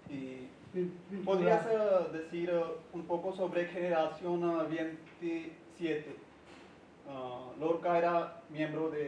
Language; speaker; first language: Spanish; non-native, learner; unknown